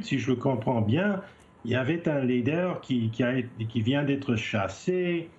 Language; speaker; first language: French; non-native, fluent; English